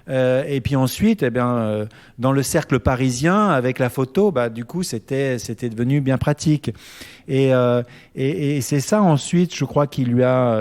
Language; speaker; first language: French; native; French